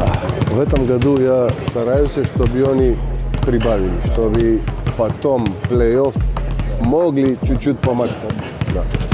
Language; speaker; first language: Russian; non-native, learner; Macedonian